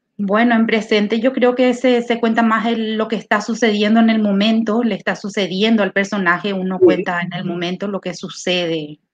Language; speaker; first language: Spanish; native; Spanish